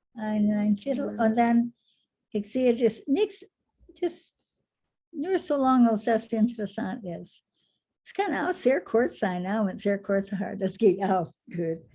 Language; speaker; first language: German; non-native, learner; English